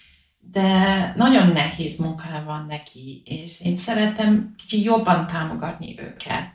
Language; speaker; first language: Hungarian; non-native, learner; English